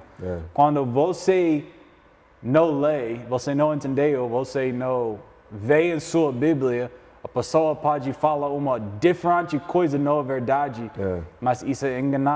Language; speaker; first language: Portuguese; non-native, learner; English